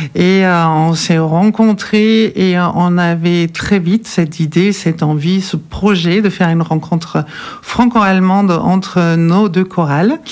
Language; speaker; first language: French; non-native, fluent; German